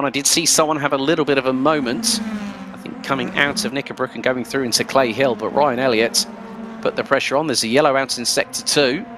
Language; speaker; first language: English; native; English